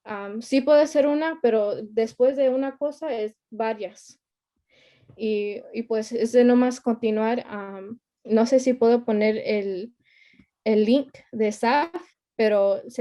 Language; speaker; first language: Spanish; early bilingual, heritage; Spanish